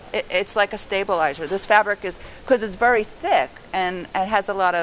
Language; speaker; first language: English; native; English